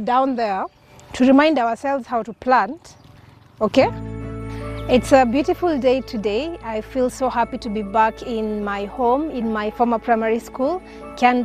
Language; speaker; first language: English; non-native, local second language; Kikuyu